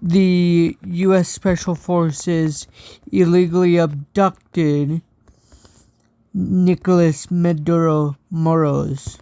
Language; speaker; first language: English; native; English